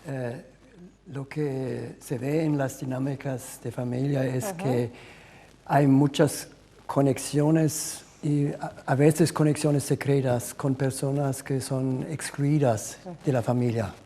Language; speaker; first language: Spanish; non-native, fluent; German